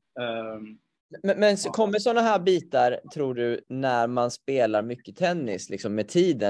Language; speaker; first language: Swedish; native; Swedish